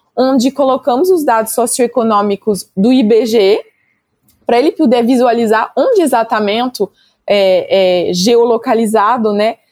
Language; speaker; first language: Portuguese; non-native, fluent; French